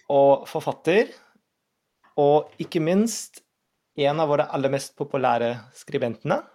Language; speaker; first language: Norwegian; non-native, fluent; German